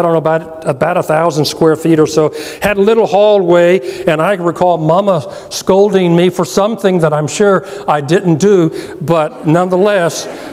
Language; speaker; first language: English; native; English